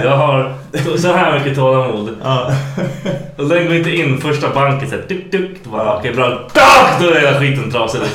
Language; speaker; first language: Swedish; native; Swedish